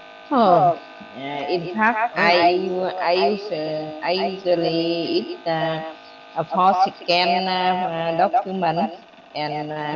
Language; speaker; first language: English; non-native, learner; Vietnamese